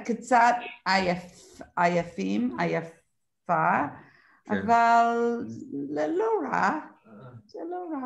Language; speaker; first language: Hebrew; non-native, learner; English